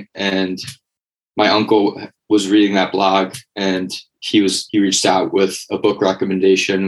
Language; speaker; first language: English; native; English